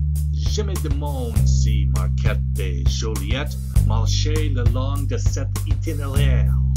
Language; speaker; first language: French; non-native, learner; English